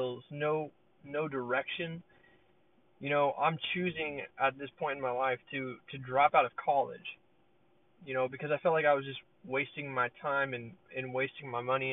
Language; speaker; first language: English; native; English